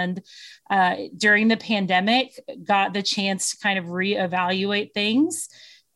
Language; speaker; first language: English; native; English